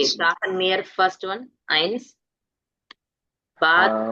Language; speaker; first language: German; non-native, learner; Tamil